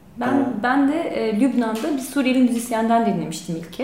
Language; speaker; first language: Turkish; native; Turkish